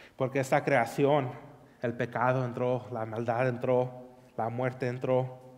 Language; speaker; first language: Spanish; early bilingual, heritage; Spanish